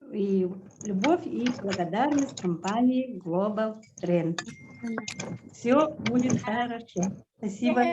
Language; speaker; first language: Russian; non-native, local second language; Yakut